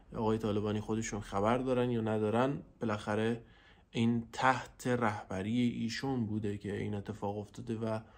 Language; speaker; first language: Persian; non-native, local second language; Central Kurdish